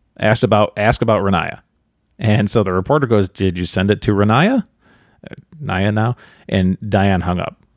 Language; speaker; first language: English; native; English